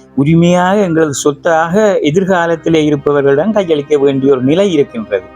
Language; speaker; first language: Tamil; native; Tamil